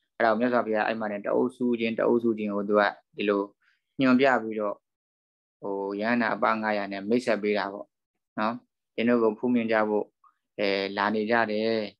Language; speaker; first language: Burmese; native; Burmese